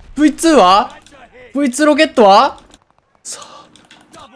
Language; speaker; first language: Japanese; native; Japanese